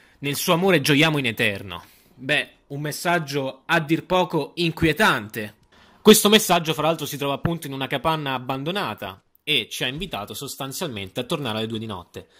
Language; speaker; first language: Italian; native; Italian